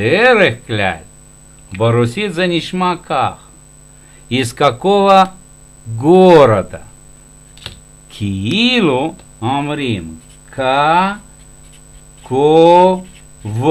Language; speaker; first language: Hebrew; non-native, fluent; Russian